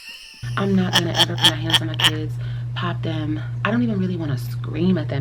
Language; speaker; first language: English; native; English